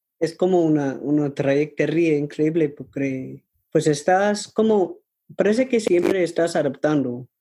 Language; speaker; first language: Spanish; non-native, learner; English